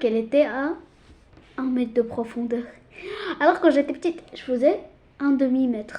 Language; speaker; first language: French; early bilingual, other home language; Arabic